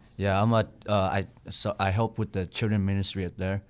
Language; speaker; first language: English; non-native, fluent; Burmese